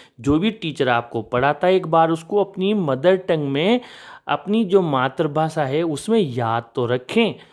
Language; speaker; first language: Hindi; native; Hindi